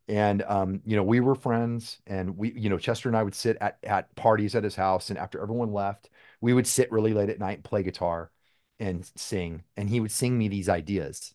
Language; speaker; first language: English; native; English